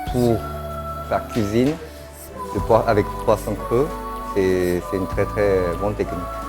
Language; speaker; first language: French; non-native, fluent; Japanese